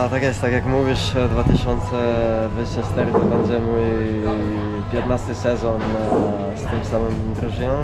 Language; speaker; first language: Polish; non-native, fluent; Italian